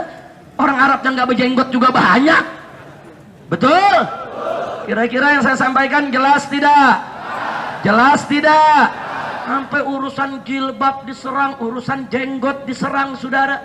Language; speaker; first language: Indonesian; native; Indonesian